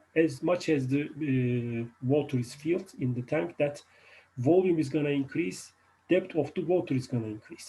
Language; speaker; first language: English; non-native, fluent; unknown